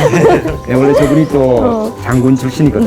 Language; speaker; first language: Korean; native; Korean